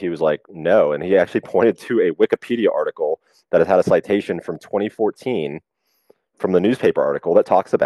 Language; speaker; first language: English; native; English